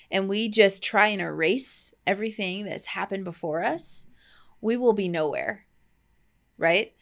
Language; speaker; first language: English; native; English